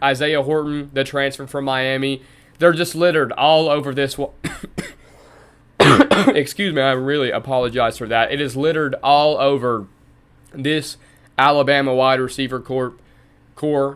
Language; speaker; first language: English; native; English